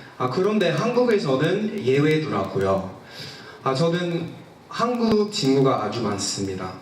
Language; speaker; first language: Korean; non-native, fluent; English